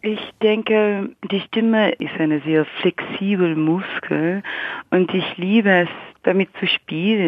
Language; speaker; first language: German; non-native, fluent; English